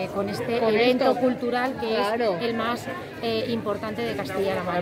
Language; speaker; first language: Spanish; native; Spanish